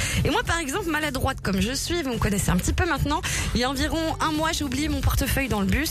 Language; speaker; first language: French; native; French